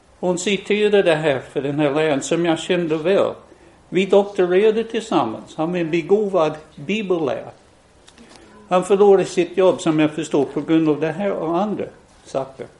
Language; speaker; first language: Swedish; non-native, fluent; English